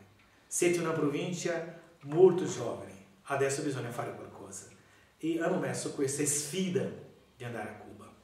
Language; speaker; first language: Italian; non-native, learner; Portuguese